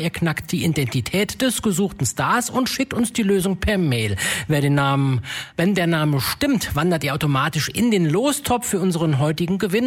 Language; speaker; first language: German; native; German